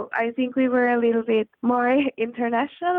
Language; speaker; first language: English; non-native, fluent; Finnish